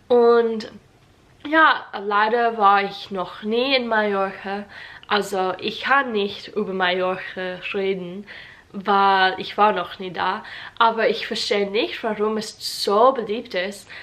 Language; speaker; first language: German; non-native, learner; English